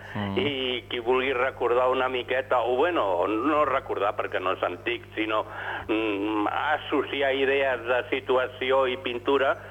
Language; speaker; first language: Catalan; non-native, local second language; Spanish